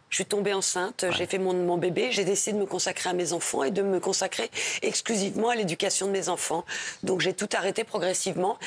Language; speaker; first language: French; native; French